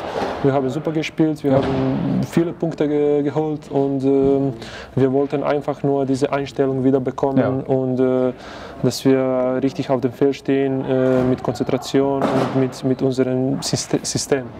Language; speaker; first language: German; non-native, fluent; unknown